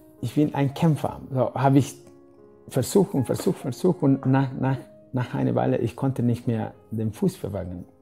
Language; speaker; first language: German; non-native, fluent; Spanish